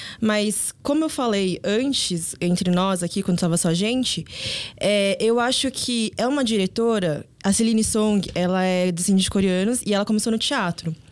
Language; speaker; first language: Portuguese; early bilingual, other home language; Korean